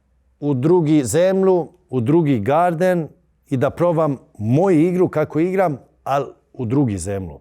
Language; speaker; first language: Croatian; early bilingual, heritage; Bosnian